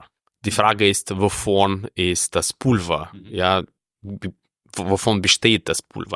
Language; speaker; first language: German; non-native, fluent; Russian